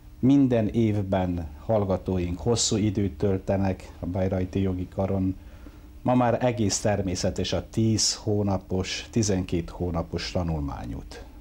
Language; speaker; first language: Hungarian; native; Hungarian